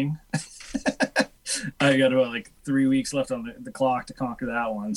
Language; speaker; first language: English; native; English